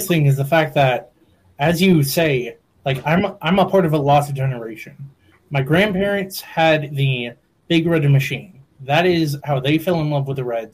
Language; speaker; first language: English; native; English